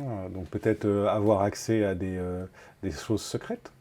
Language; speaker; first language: French; native; French